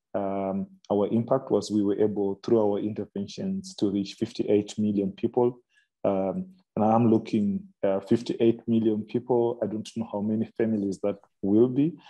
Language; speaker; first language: English; non-native, local second language; Shona